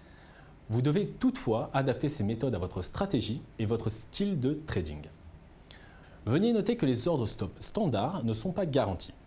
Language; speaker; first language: French; native; French